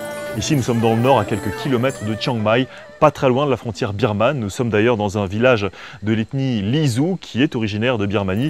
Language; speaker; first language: French; native; French